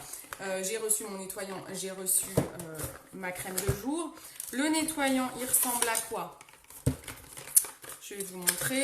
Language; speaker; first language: French; native; French